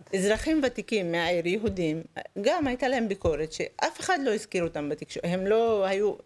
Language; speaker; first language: Hebrew; native; Hebrew